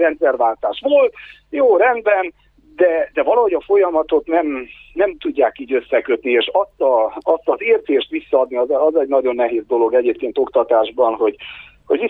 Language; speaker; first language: Hungarian; native; Hungarian